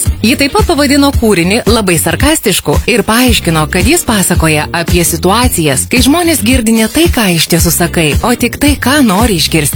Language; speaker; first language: Lithuanian; native; Lithuanian